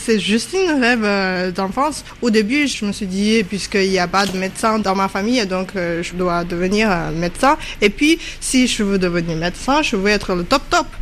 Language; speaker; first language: French; non-native, fluent; Chinese